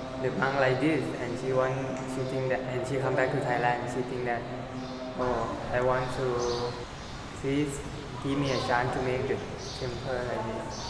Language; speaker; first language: English; non-native, learner; Thai